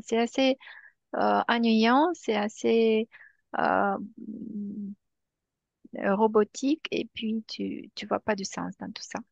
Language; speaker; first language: French; non-native, fluent; Romanian